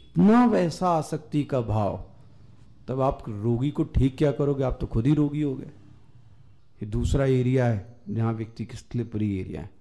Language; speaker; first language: Hindi; native; Hindi